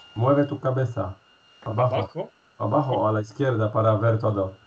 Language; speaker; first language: Spanish; non-native, fluent; Polish